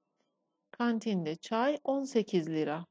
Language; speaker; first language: Turkish; non-native, fluent; Persian